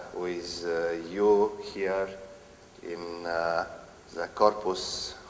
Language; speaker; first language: English; non-native, fluent; Romanian